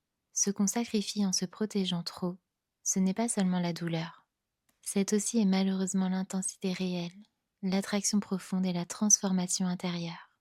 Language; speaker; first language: French; native; French